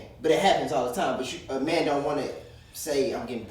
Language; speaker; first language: English; native; English